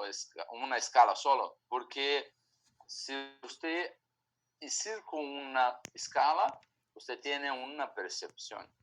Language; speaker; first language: Spanish; non-native, fluent; Portuguese